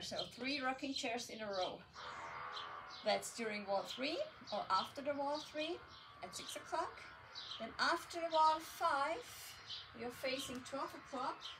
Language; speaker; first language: English; non-native, fluent; German